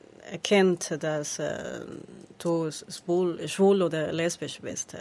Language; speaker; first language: German; non-native, learner; Spanish